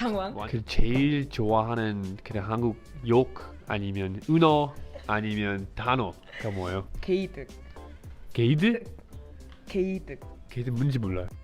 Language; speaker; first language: Korean; non-native, fluent; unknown